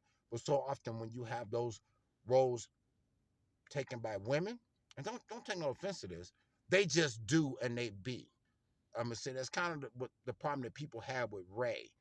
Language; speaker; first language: English; native; English